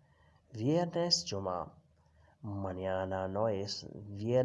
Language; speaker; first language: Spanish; non-native, fluent; Urdu